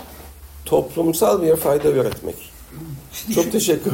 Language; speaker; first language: Turkish; native; Turkish